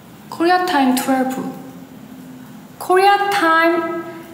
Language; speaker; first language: English; non-native, learner; Korean